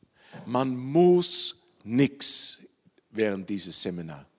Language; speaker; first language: German; non-native, learner; Dutch